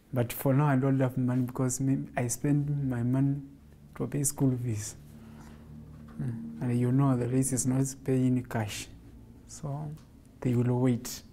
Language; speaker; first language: English; non-native, local second language; Kamba